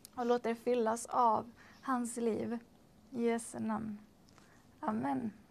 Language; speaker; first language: Swedish; native; Swedish